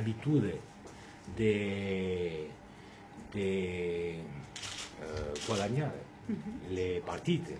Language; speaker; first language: Italian; non-native, fluent; French